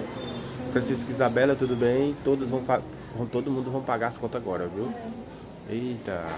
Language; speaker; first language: Portuguese; native; Portuguese